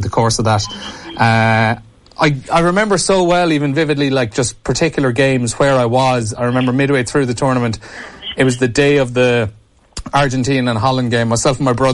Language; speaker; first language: English; native; English